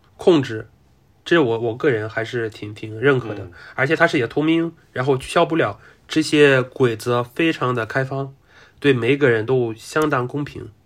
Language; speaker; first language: Chinese; non-native, fluent; Russian